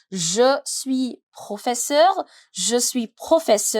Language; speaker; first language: French; non-native, fluent; Hindi